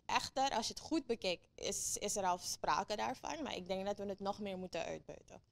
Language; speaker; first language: Dutch; native; Dutch